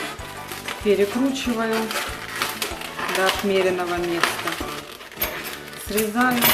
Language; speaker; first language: Russian; native; Russian